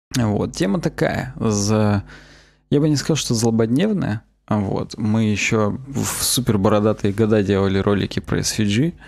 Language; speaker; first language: Russian; native; Russian